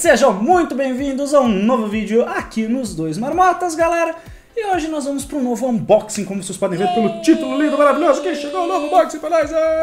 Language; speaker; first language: Portuguese; native; Portuguese